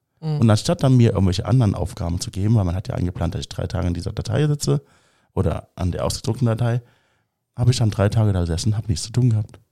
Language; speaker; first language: German; native; German